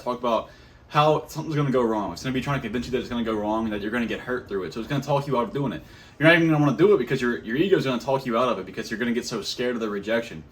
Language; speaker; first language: English; native; English